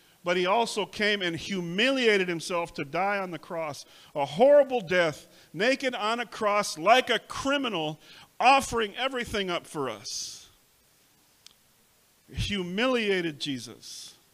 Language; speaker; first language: English; native; English